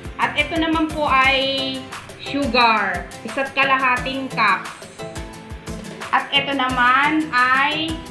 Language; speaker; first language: Filipino; non-native, local second language; Bikol